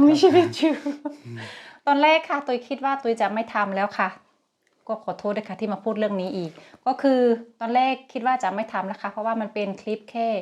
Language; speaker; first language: Thai; native; Thai